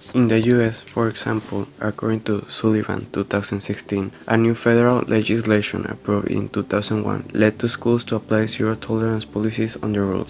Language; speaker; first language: English; non-native, local second language; Spanish